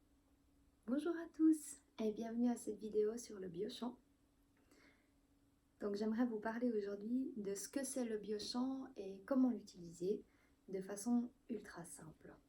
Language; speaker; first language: French; native; French